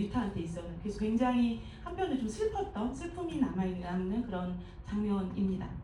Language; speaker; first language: Korean; native; Korean